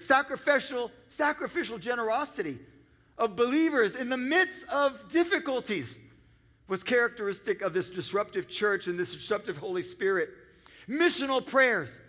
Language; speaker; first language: English; native; English